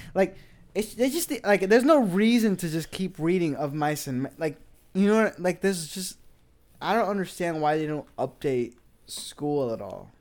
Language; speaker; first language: English; native; English